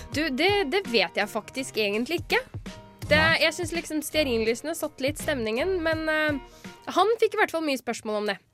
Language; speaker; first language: Norwegian; native; Norwegian